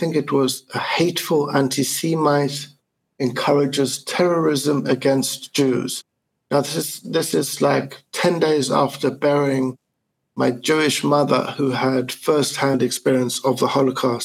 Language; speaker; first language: English; native; English